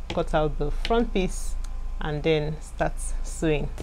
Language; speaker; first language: English; non-native, local second language; Igbo